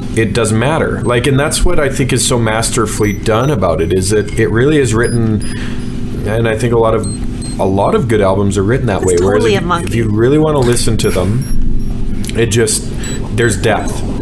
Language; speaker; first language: English; native; English